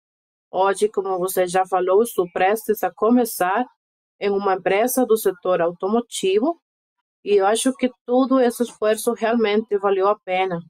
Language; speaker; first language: Portuguese; non-native, fluent; Spanish